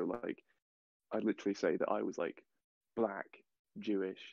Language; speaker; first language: English; native; English